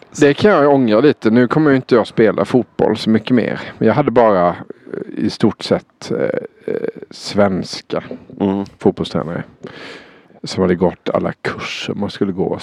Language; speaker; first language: Swedish; native; Swedish